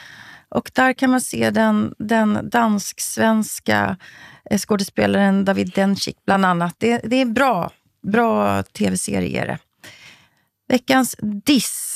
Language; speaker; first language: Swedish; native; Swedish